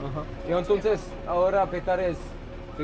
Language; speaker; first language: Spanish; non-native, learner; French